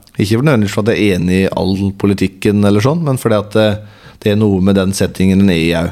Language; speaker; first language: Norwegian; native; Norwegian